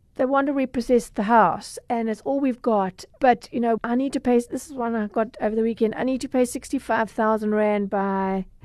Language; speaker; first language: English; native; English